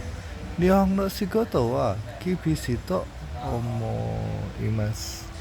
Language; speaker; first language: Japanese; non-native, learner; Indonesian